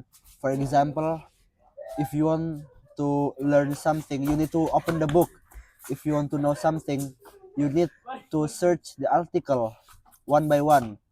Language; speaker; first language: English; non-native, fluent; Indonesian